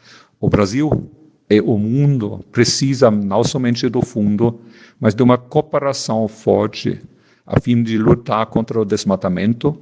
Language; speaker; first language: Portuguese; non-native, fluent; German